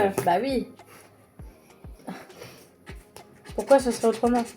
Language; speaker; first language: French; native; French